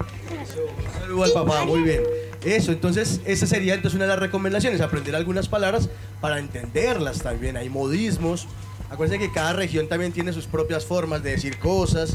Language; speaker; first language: Spanish; native; Spanish